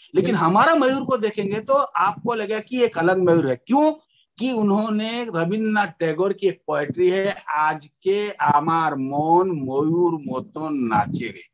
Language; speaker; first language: Hindi; native; Hindi